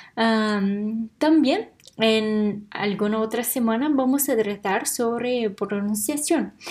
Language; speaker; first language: Spanish; non-native, fluent; Portuguese